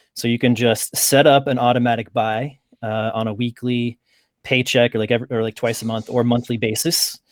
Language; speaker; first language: English; native; English